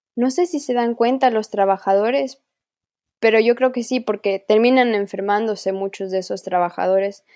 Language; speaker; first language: Spanish; non-native, local second language; Quechua